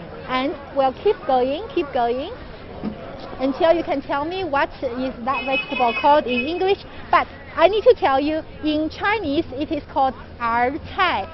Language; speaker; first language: English; non-native, fluent; Chinese